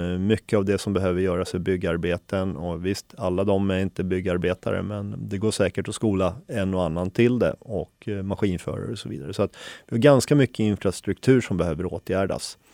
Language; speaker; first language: Swedish; early bilingual, other home language; Finnish